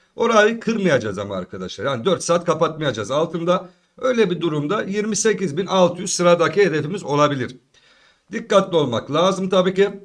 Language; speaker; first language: Turkish; native; Turkish